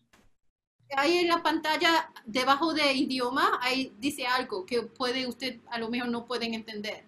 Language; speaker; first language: Spanish; non-native, fluent; Korean